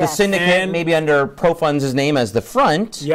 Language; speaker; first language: English; native; English